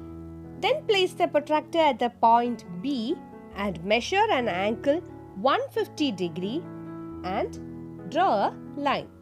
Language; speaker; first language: English; non-native, local second language; Malayalam